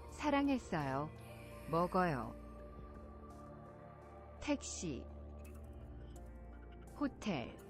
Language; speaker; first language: Korean; non-native, learner; English